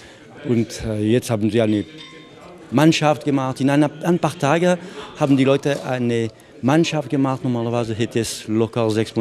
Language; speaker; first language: German; non-native, fluent; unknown